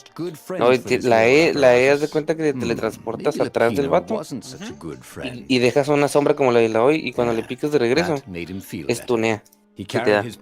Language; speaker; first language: Spanish; native; Spanish